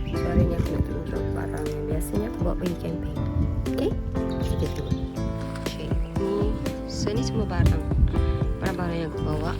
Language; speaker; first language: Malay; native; Malay